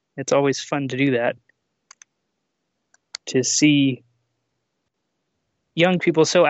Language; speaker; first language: English; native; English